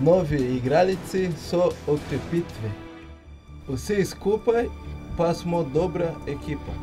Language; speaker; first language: Slovenian; non-native, learner; Portuguese